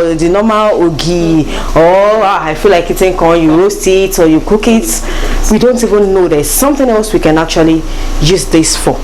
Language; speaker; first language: English; non-native, local second language; Yoruba